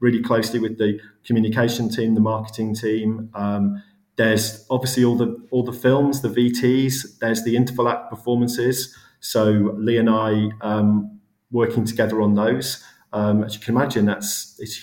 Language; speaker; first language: English; native; English